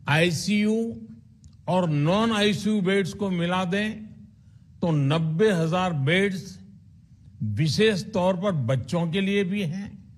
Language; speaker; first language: Hindi; non-native, local second language; Gujarati